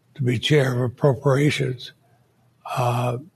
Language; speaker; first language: English; native; English